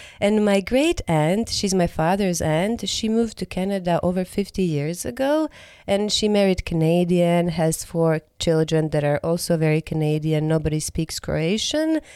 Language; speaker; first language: English; non-native, fluent; Croatian